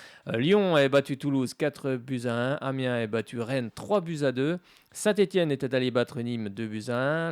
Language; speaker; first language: French; native; French